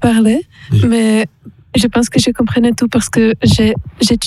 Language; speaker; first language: French; non-native, fluent; Czech